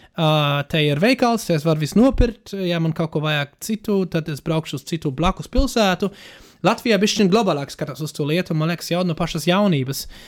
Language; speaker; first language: Latvian; non-native, fluent; German